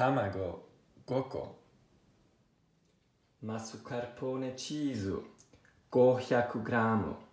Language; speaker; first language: Japanese; non-native, learner; Italian